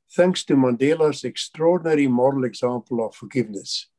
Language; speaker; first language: English; non-native, local second language; Afrikaans